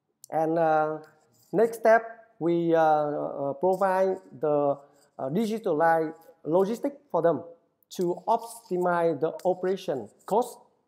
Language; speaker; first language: English; non-native, fluent; Vietnamese